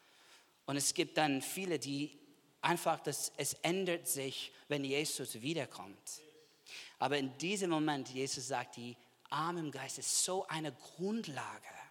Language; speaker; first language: German; non-native, fluent; English